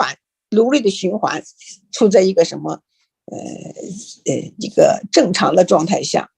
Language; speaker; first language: Chinese; native; Chinese